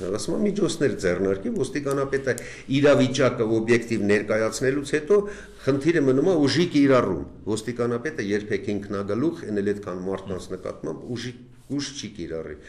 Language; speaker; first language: Armenian; native; Armenian